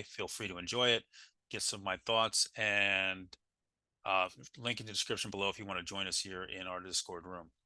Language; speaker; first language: English; native; English